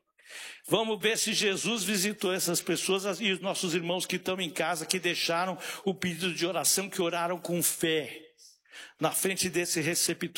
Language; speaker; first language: Portuguese; native; Portuguese